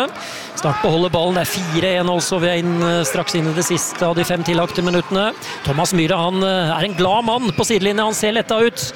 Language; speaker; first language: Norwegian; native; Norwegian